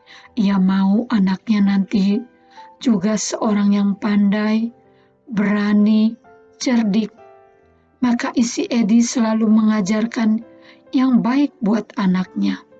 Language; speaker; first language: Indonesian; native; Indonesian